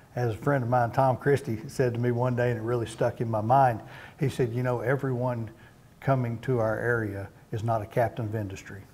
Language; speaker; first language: English; native; English